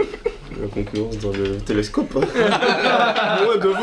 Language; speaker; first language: French; native; French